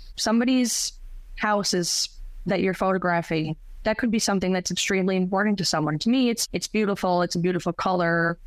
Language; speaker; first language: English; native; English